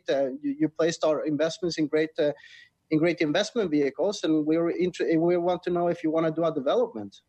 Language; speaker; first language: English; non-native, fluent; Swedish